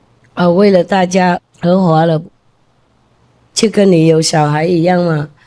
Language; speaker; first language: Chinese; non-native, fluent; Vietnamese